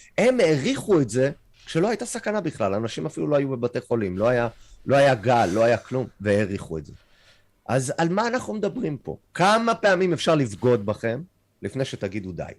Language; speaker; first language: Hebrew; non-native, fluent; English